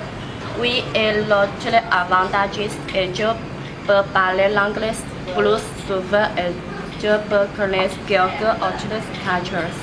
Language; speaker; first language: French; non-native, learner; Indonesian